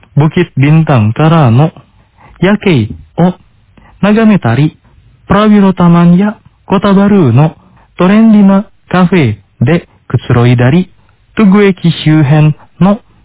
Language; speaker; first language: Japanese; non-native, fluent; Indonesian